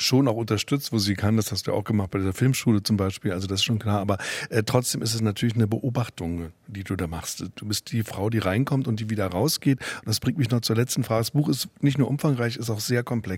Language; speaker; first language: German; native; German